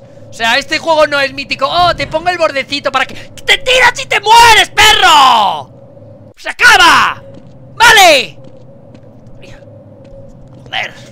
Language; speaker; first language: Spanish; native; Spanish